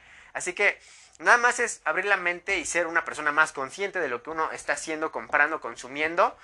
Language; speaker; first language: Spanish; native; Spanish